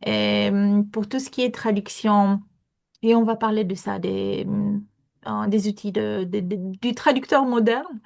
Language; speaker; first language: French; non-native, fluent; Romanian